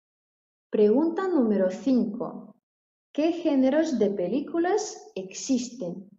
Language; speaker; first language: Spanish; non-native, fluent; Russian